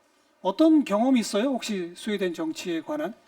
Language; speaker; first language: Korean; native; Korean